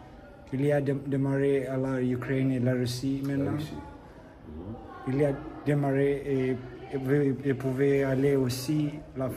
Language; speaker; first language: French; non-native, learner; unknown